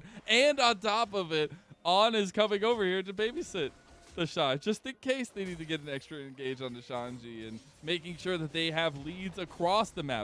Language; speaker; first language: English; native; English